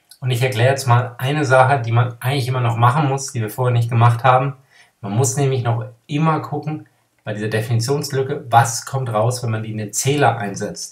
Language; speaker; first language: German; native; German